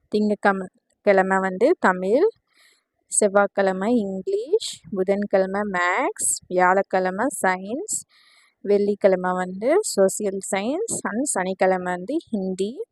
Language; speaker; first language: Tamil; non-native, local second language; Urdu